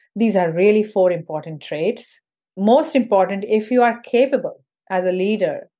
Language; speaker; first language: English; non-native, local second language; Hindi